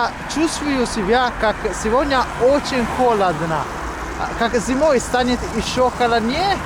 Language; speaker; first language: Russian; non-native, learner; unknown